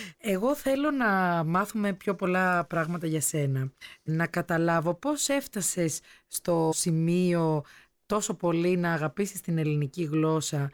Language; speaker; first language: Greek; native; Greek